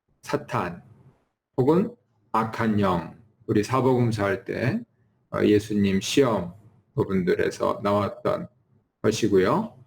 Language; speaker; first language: Korean; native; Korean